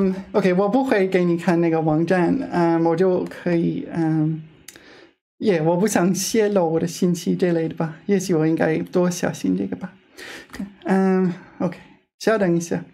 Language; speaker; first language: Chinese; non-native, fluent; English